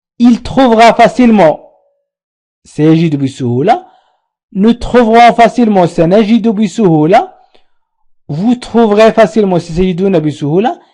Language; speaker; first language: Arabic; native; Arabic